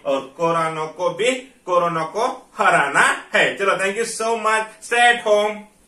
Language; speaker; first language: Hindi; non-native, local second language; Marathi